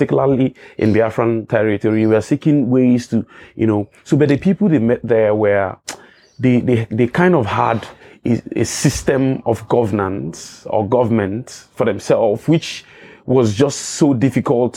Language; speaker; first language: English; non-native, local second language; Igbo